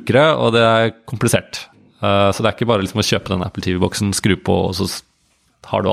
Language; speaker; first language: Norwegian; native; Norwegian